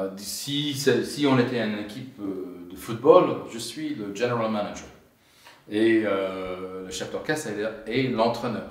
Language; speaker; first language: French; non-native, fluent; English